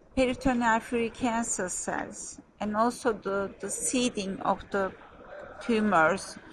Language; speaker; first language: English; non-native, fluent; Turkish